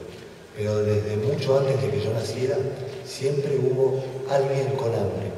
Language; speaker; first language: Spanish; native; Spanish